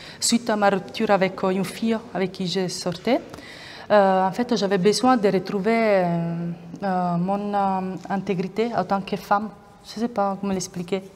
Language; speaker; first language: French; non-native, fluent; Italian